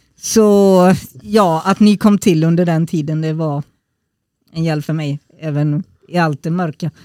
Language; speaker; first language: Swedish; native; Swedish